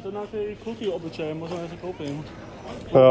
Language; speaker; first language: Czech; non-native, learner; English